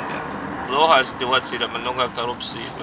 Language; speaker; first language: Russian; non-native, learner; English